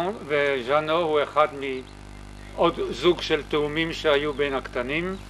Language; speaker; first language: Hebrew; early bilingual, other home language; French